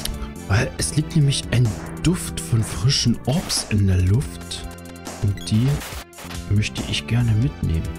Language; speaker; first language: German; native; German